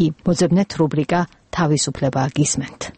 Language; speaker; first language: Georgian; native; Georgian